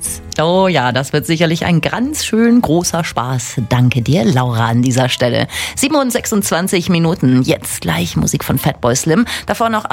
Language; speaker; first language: German; native; German